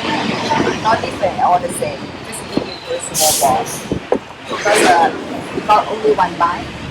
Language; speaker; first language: English; non-native, learner; Thai